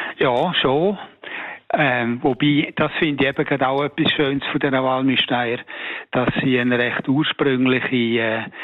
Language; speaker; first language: German; native; German